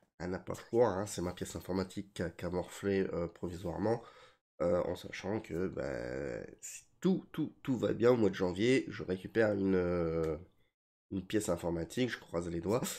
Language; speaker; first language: French; native; French